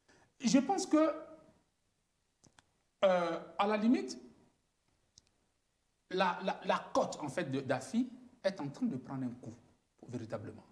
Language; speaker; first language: French; native; French